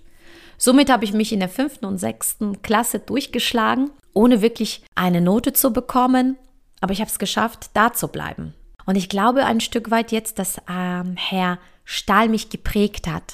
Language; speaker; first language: German; early bilingual, other home language; Polish